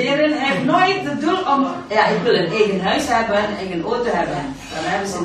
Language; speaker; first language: Dutch; non-native, learner; Indonesian